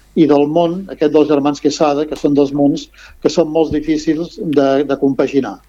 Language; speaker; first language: Catalan; non-native, local second language; Spanish